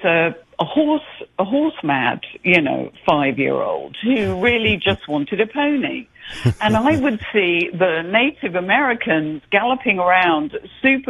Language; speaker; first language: English; native; English